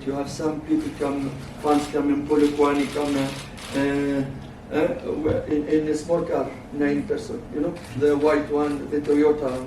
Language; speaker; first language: English; non-native, learner; French